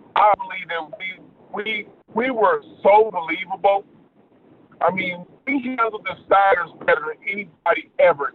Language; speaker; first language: English; native; English